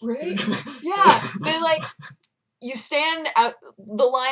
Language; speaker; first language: English; native; English